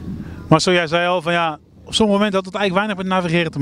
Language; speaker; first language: Dutch; native; Dutch